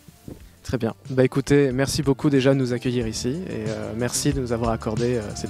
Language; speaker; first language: French; native; French